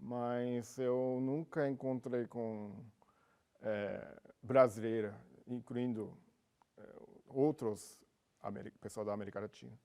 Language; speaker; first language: Portuguese; non-native, learner; Japanese